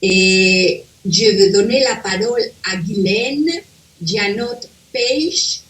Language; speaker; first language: French; non-native, fluent; Spanish